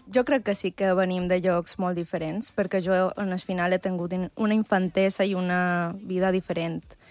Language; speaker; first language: Catalan; early bilingual, other home language; Spanish